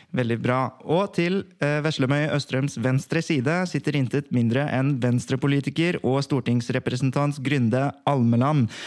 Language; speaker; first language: Norwegian; early bilingual, other home language; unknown